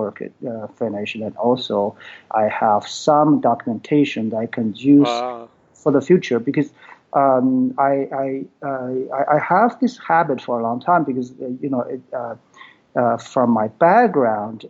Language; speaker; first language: English; non-native, fluent; Chinese